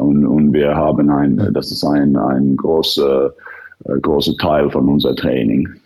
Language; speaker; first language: German; non-native, fluent; Finnish